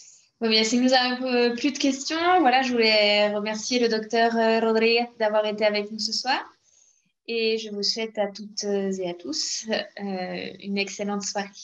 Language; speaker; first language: French; native; French